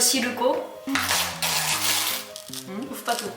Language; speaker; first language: French; native; French